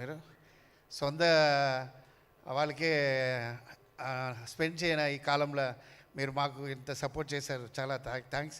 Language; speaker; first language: Telugu; non-native, fluent; Tamil